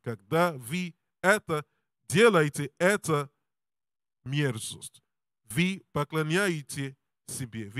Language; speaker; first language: Russian; non-native, learner; English